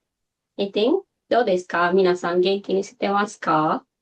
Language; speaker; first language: Japanese; non-native, fluent; Sinhala